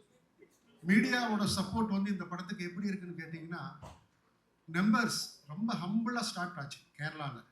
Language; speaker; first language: Tamil; native; Tamil